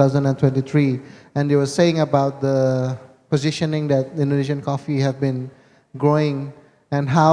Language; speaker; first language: English; non-native, fluent; Indonesian